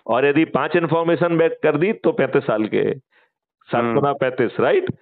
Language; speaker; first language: Hindi; native; Hindi